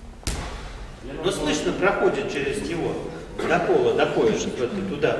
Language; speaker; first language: Russian; native; Russian